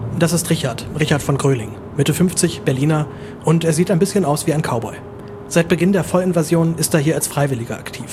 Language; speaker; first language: German; native; German